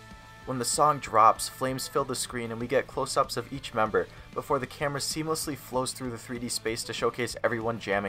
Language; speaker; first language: English; native; English